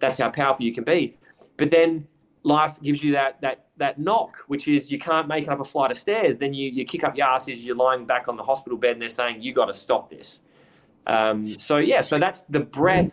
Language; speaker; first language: English; native; English